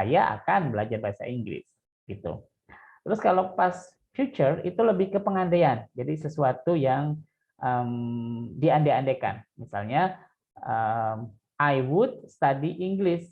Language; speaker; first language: Indonesian; native; Indonesian